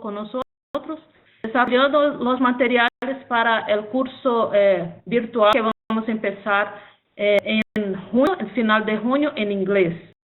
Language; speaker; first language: Spanish; non-native, fluent; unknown